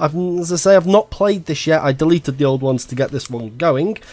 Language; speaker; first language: English; native; English